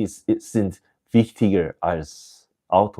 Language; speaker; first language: German; non-native, learner; English